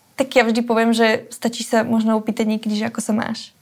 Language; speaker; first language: Slovak; native; Slovak